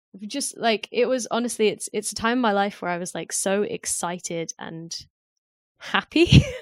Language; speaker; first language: English; native; English